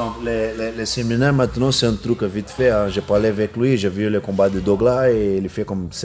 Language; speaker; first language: French; non-native, learner; Portuguese